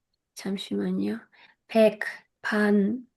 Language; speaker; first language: Korean; non-native, fluent; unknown